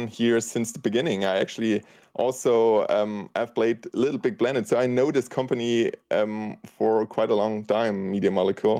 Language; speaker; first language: English; non-native, fluent; German